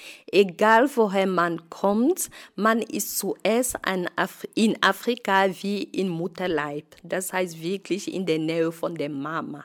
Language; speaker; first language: German; non-native, fluent; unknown